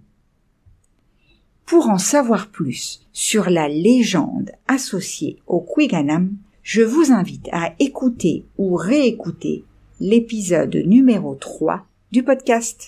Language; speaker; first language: French; native; French